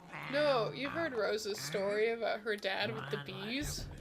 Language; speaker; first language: English; native; English